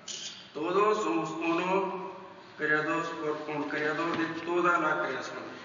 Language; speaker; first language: Spanish; non-native, learner; Punjabi